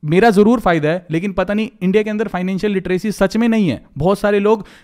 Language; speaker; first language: Hindi; native; Hindi